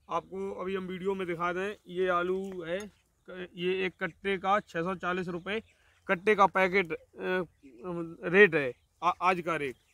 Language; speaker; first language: Hindi; native; Hindi